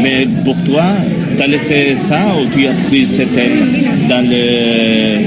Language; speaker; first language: French; non-native, learner; Spanish